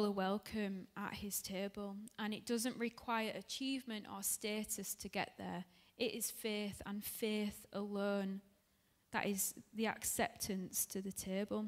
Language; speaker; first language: English; native; English